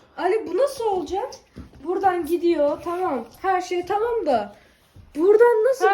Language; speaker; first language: Turkish; early bilingual, heritage; Turkish